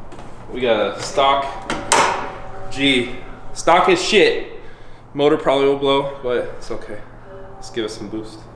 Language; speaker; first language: English; native; English